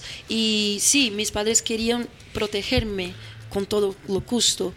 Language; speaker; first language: Spanish; non-native, fluent; Portuguese